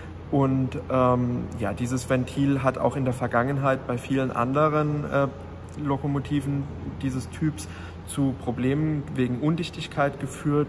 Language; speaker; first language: German; native; German